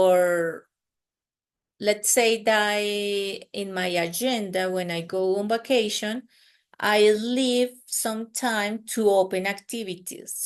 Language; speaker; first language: English; non-native, fluent; Spanish